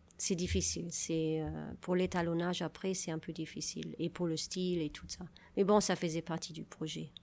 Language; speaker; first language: French; non-native, fluent; German